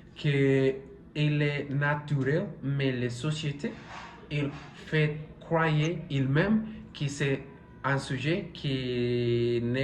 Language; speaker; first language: French; non-native, learner; Spanish